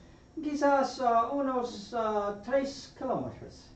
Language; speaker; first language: Spanish; non-native, fluent; English